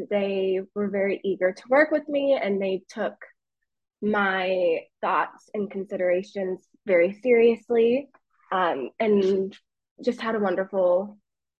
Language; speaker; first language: English; native; English